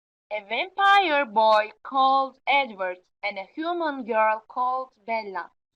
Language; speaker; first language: English; non-native, fluent; Turkish